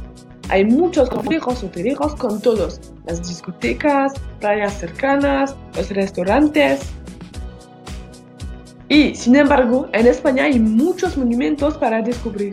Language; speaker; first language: Spanish; non-native, learner; French